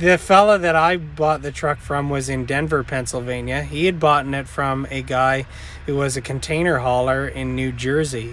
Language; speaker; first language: English; native; English